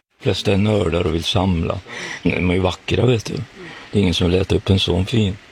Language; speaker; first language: Swedish; native; Swedish